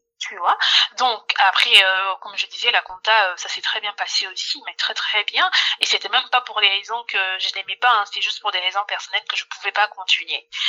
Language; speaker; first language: French; non-native, local second language; Lingala